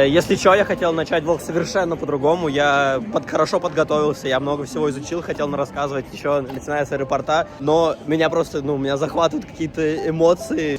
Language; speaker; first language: Russian; native; Russian